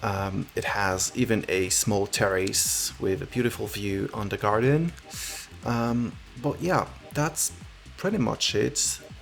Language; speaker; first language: English; non-native, fluent; French